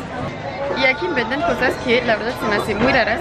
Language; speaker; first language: Spanish; non-native, fluent; French